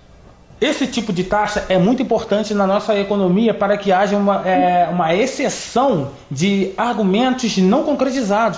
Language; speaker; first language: Portuguese; native; Portuguese